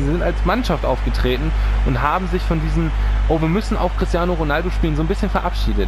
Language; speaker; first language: German; native; German